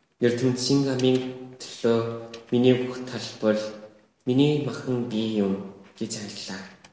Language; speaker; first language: Mongolian; non-native, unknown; Korean